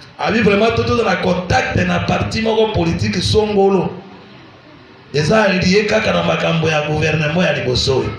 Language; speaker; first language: Lingala; native; Lingala